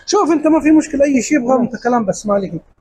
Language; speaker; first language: Arabic; non-native, learner; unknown